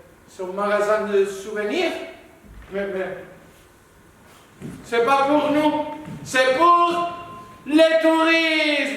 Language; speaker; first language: French; non-native, learner; Spanish